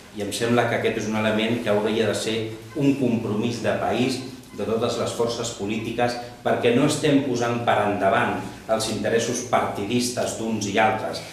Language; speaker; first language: Catalan; non-native, local second language; Spanish